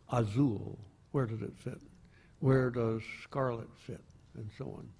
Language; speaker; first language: English; native; English